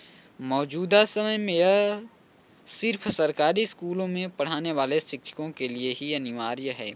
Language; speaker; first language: Hindi; native; Hindi